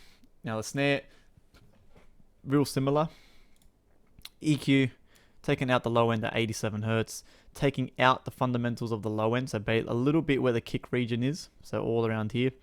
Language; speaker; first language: English; native; English